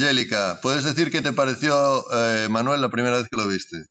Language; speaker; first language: Spanish; native; Spanish